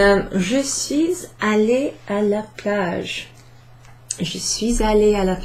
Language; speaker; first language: French; non-native, fluent; English